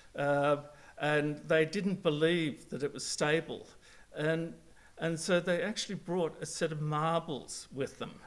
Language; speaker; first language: English; native; English